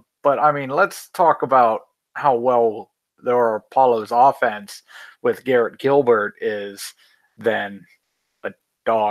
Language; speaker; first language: English; native; English